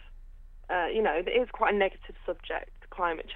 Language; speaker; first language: English; native; English